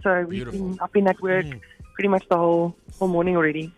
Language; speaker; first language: English; non-native, local second language; Afrikaans